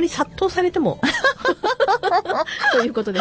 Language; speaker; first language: Japanese; native; Japanese